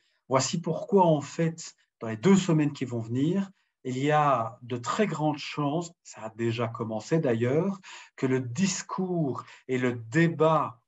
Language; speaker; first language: French; native; French